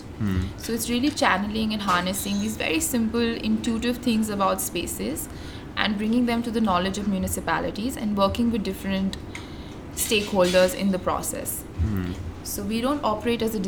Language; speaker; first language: English; non-native, local second language; Hindi